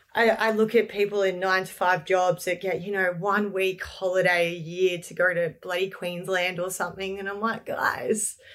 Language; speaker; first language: English; native; English